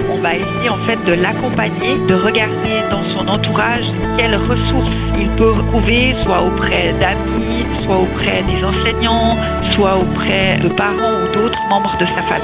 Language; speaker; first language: French; native; French